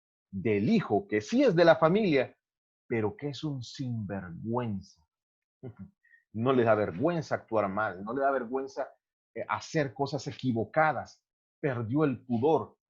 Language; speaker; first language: Spanish; native; Spanish